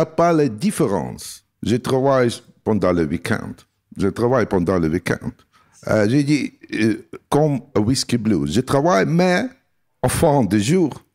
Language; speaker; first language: French; non-native, learner; Russian